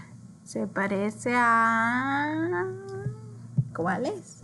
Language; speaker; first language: Spanish; early bilingual, heritage; English